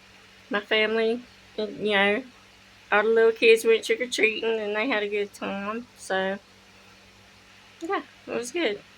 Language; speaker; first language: English; native; English